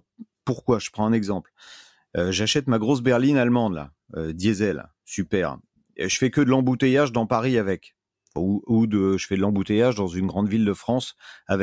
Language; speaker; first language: French; native; French